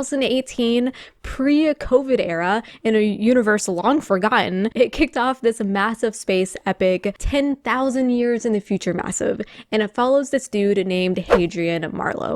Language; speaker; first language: English; native; English